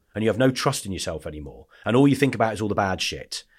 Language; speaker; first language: English; native; English